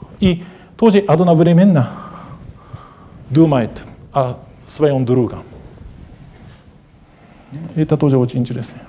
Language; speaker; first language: Russian; non-native, fluent; Japanese